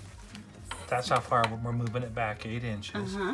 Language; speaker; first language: English; native; English